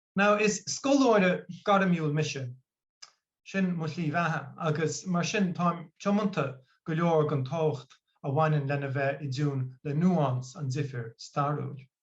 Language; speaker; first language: Irish; non-native, local second language; English